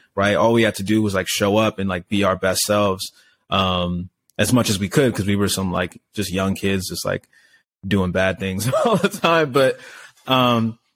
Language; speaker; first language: English; native; English